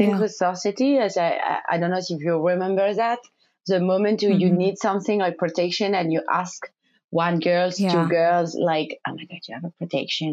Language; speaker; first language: English; non-native, learner; French